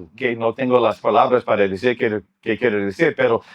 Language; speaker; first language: Spanish; non-native, learner; English